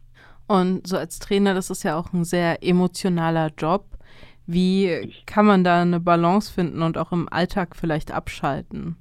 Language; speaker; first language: German; native; German